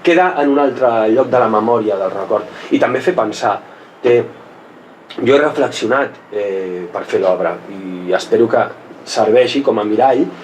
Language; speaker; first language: Catalan; non-native, local second language; Spanish